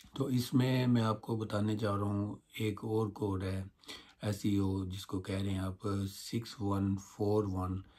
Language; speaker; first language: Urdu; non-native, local second language; Punjabi